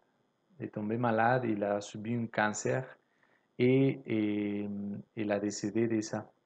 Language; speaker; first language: French; non-native, fluent; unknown